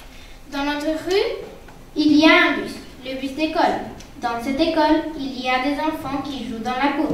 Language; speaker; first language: French; non-native, learner; Spanish